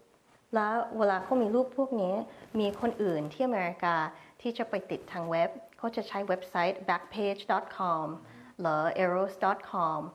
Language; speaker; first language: Thai; early bilingual, heritage; Thai